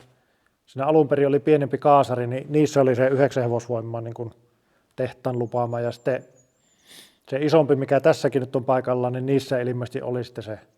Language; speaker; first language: Finnish; native; Finnish